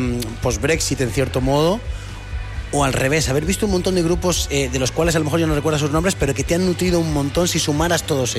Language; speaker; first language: Spanish; native; Spanish